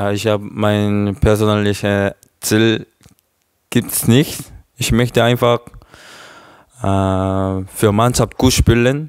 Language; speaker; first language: German; non-native, learner; Korean